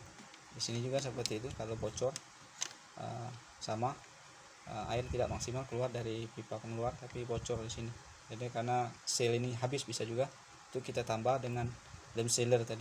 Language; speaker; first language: Indonesian; native; Indonesian